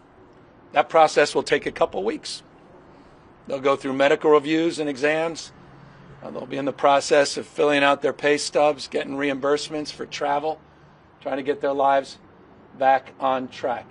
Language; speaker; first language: English; native; English